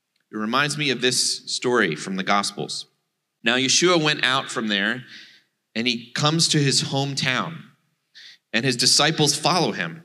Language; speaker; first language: English; native; English